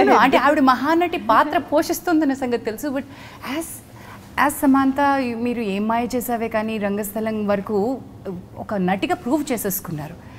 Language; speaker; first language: Telugu; native; Telugu